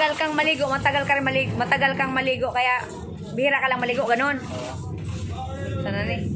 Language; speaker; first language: Filipino; non-native, local second language; Cebuano